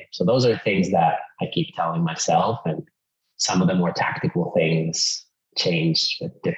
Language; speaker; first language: English; non-native, fluent; Finnish